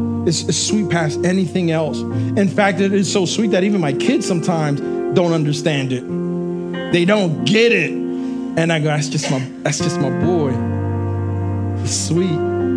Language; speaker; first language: English; native; English